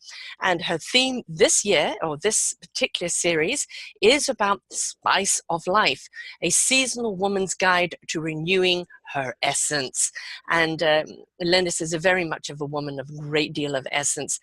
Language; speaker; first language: English; native; English